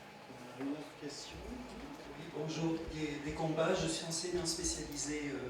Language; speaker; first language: French; native; French